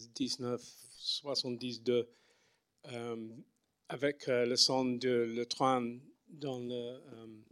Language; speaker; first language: French; non-native, learner; English